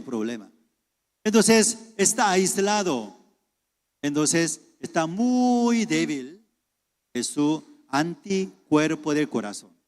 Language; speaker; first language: Spanish; non-native, fluent; Korean